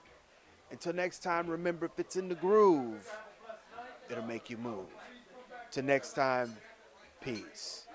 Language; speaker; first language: English; native; English